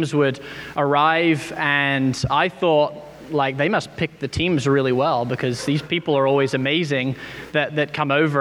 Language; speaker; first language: English; native; English